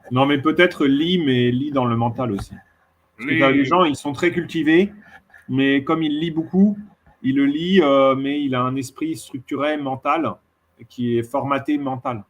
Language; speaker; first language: French; native; French